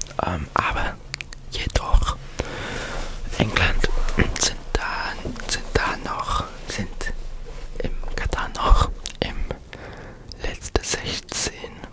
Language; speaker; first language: German; non-native, learner; English